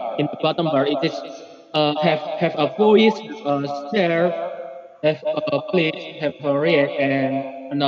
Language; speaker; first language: English; non-native, learner; Indonesian